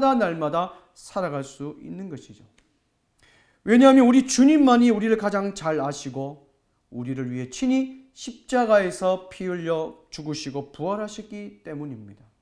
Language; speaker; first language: Korean; native; Korean